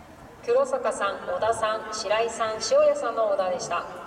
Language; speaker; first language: Japanese; native; Japanese